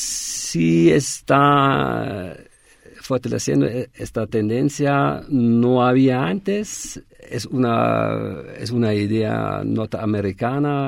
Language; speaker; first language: Spanish; non-native, fluent; German